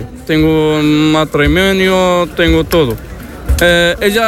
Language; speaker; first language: Spanish; non-native, learner; Arabic